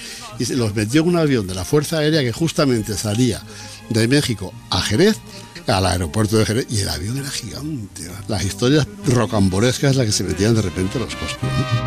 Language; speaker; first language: Spanish; native; Spanish